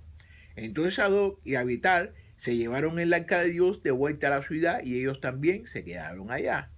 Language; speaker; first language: Spanish; native; Spanish